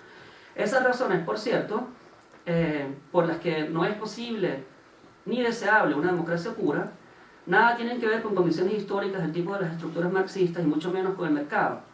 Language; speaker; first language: Spanish; native; Spanish